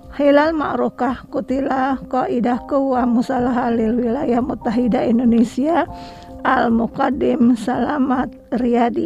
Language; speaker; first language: Arabic; non-native, fluent; Indonesian